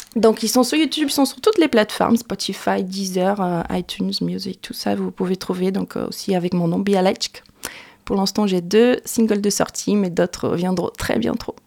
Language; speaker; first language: French; non-native, fluent; Portuguese